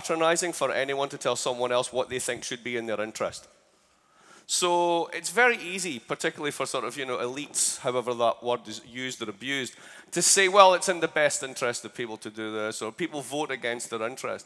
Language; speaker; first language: English; native; English